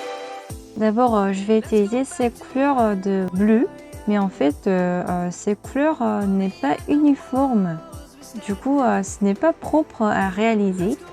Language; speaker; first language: French; non-native, learner; Korean